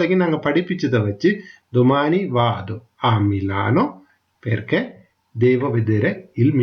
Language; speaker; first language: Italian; non-native, learner; Tamil